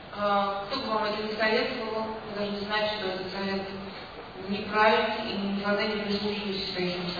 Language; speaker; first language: Russian; native; Russian